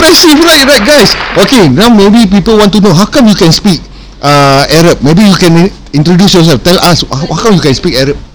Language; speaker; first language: English; non-native, local second language; Malay